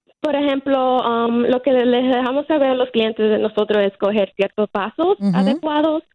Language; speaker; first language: Spanish; early bilingual, heritage; Spanish